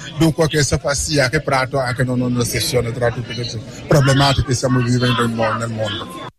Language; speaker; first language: Italian; non-native, fluent; Wolof